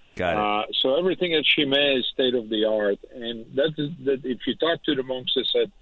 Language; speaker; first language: English; non-native, fluent; Dutch